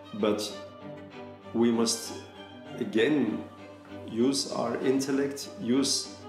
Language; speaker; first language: English; non-native, fluent; Dutch